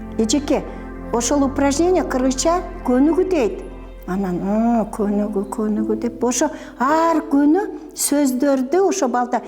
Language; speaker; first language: Kyrgyz; non-native, local second language; Russian